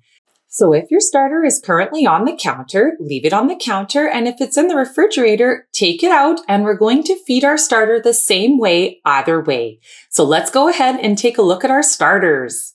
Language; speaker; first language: English; native; English